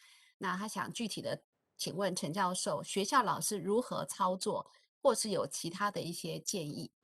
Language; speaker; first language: Chinese; native; Chinese